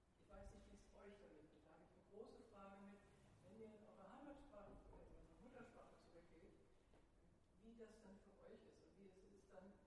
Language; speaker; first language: German; native; German